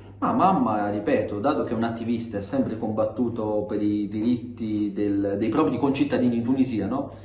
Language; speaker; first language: Italian; early bilingual, other home language; Arabic